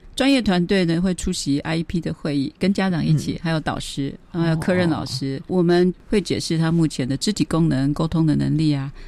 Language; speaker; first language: Chinese; native; Chinese